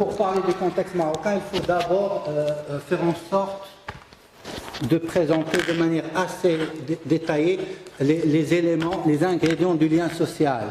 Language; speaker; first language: French; non-native, local second language; Arabic